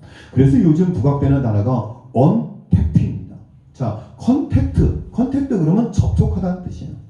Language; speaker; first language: Korean; native; Korean